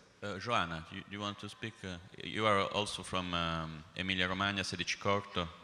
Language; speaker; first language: English; non-native, fluent; Italian